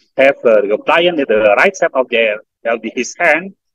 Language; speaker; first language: English; non-native, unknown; Indonesian